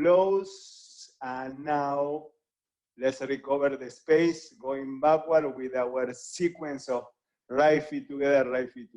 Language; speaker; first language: English; non-native, fluent; Spanish